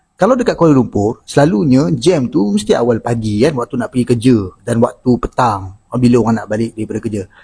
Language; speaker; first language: Malay; native; Malay